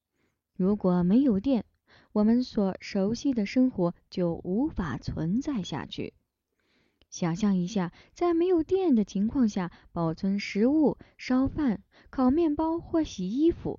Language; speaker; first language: Chinese; native; Chinese